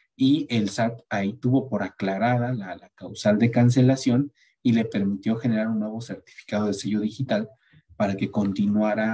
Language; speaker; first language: Spanish; native; Spanish